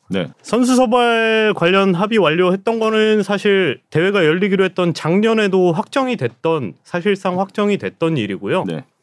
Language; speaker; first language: Korean; native; Korean